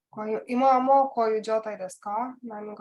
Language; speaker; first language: Japanese; non-native, learner; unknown